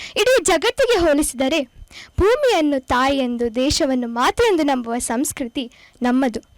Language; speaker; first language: Kannada; non-native, local second language; Konkani